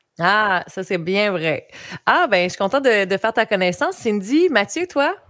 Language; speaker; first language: French; native; French